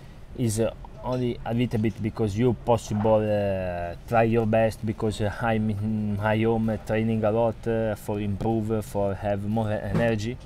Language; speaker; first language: English; non-native, learner; Italian